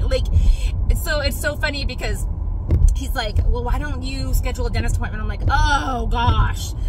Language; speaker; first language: English; native; English